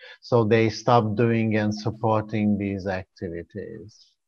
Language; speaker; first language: English; non-native, fluent; Hungarian